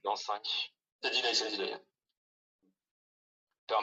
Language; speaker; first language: French; native; French